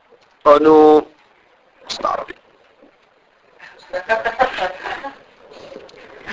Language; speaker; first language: Danish; non-native, fluent; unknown